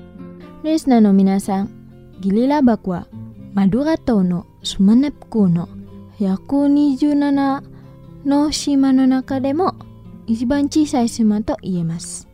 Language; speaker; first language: Japanese; non-native, fluent; Indonesian